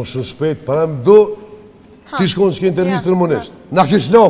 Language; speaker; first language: Albanian; native; Albanian